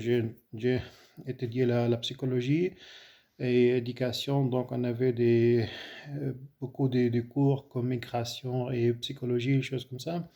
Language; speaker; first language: French; non-native, fluent; Arabic